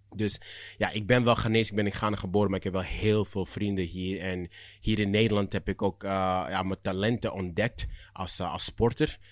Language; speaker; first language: Dutch; early bilingual, other home language; Akan